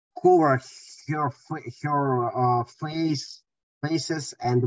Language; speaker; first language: English; non-native, learner; Russian